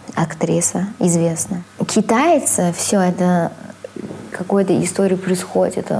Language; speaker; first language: Russian; non-native, fluent; Chinese